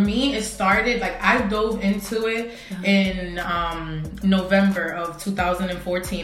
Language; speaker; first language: English; native; English